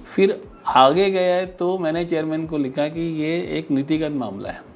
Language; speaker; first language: Hindi; native; Hindi